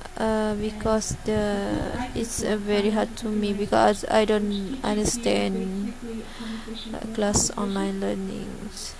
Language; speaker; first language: English; non-native, learner; Malay